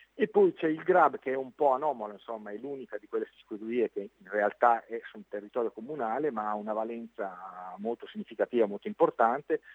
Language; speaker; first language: Italian; native; Italian